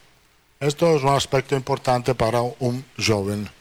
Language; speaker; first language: Portuguese; non-native, fluent; Italian